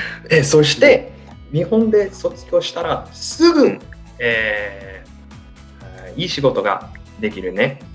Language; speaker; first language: Japanese; non-native, learner; English